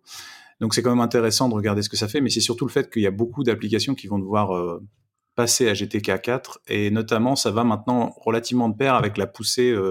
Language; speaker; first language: French; native; French